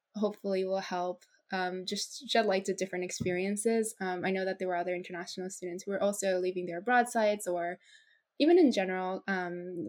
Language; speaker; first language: English; non-native, fluent; Japanese